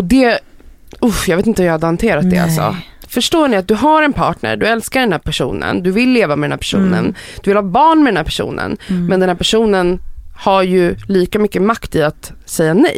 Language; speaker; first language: Swedish; native; Swedish